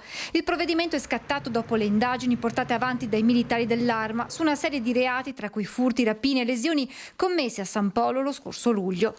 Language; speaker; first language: Italian; native; Italian